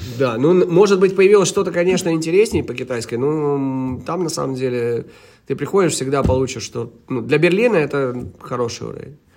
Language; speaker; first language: Russian; early bilingual, heritage; Russian